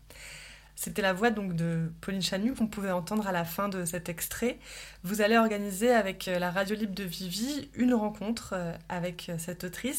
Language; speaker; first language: French; native; French